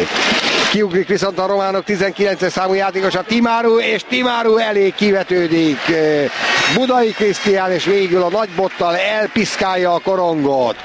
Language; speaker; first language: Hungarian; native; Hungarian